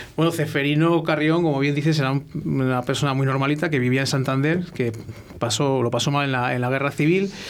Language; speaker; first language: Spanish; native; Spanish